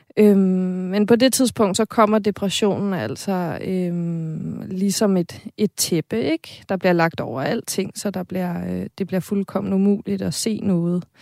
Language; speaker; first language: Danish; native; Danish